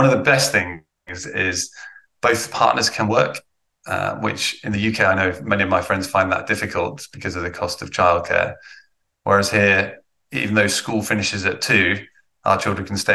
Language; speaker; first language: English; native; English